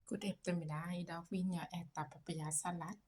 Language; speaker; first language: Swedish; non-native, learner; Thai